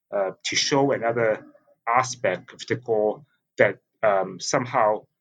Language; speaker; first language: English; non-native, local second language; Cantonese